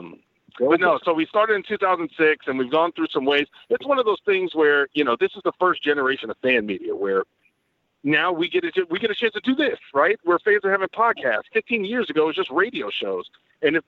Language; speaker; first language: English; native; English